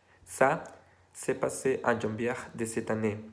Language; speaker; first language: French; non-native, learner; Spanish